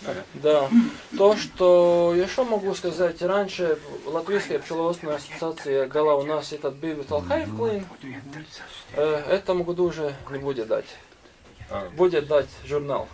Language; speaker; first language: Russian; non-native, learner; Latvian